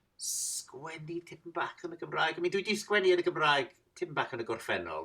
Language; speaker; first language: Welsh; non-native, fluent; English